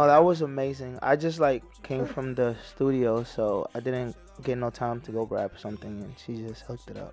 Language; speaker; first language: English; early bilingual, other home language; Spanish